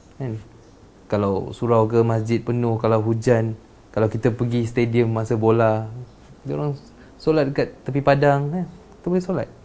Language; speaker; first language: Malay; non-native, local second language; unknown